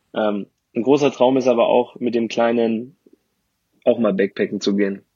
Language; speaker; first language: German; native; German